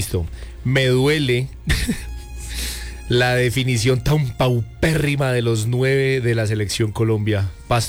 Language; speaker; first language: Spanish; native; Spanish